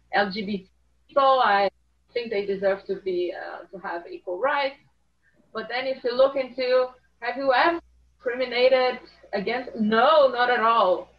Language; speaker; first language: English; non-native, fluent; Portuguese